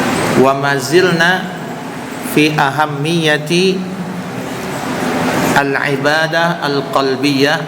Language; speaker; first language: Arabic; non-native, fluent; Indonesian